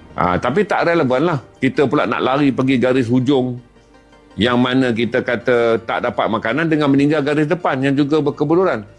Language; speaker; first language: Malay; native; Malay